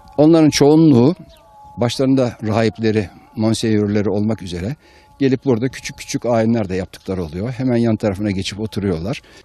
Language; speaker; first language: Turkish; native; Turkish